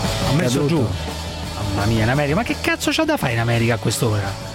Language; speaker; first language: Italian; native; Italian